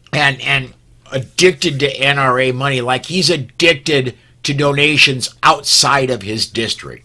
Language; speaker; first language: English; native; English